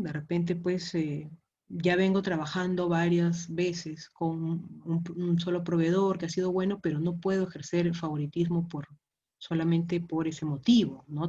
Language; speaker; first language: Spanish; native; Spanish